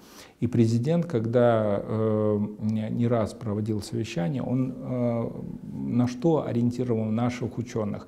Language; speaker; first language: Russian; native; Russian